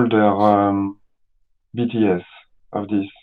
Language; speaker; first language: English; non-native, learner; French